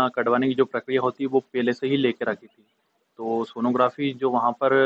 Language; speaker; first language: Hindi; native; Hindi